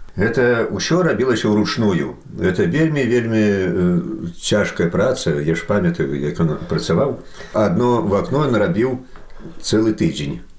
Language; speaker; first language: Belarusian; native; Belarusian